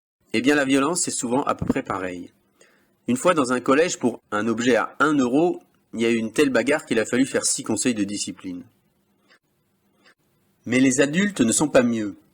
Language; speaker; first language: French; native; French